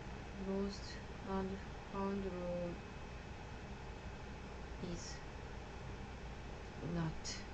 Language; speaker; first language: English; non-native, learner; Japanese